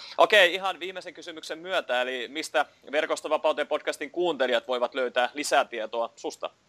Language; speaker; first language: Finnish; native; Finnish